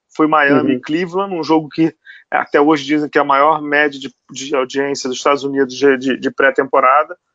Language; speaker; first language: Portuguese; native; Portuguese